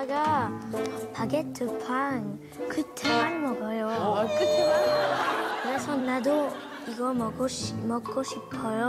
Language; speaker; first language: Korean; early bilingual, heritage; Korean